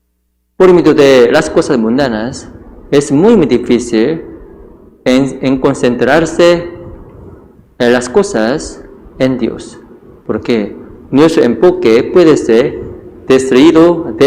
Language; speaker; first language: Spanish; non-native, fluent; Korean